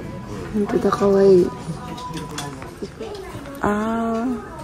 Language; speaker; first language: Japanese; non-native, learner; Filipino